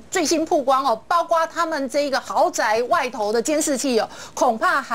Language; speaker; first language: Chinese; native; Chinese